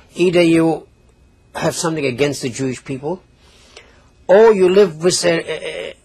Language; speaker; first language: English; non-native, fluent; Polish